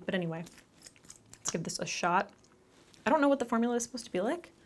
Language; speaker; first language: English; native; English